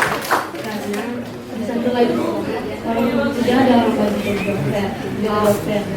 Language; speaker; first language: Indonesian; non-native, local second language; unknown